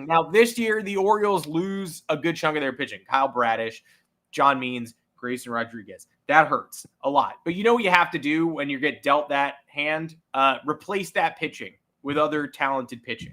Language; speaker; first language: English; native; English